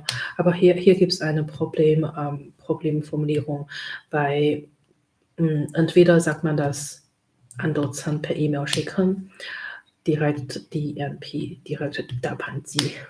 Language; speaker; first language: German; non-native, learner; Chinese